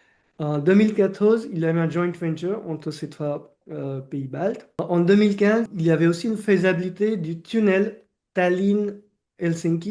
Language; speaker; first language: French; non-native, fluent; Marathi